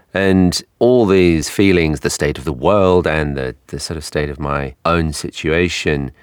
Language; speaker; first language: English; native; English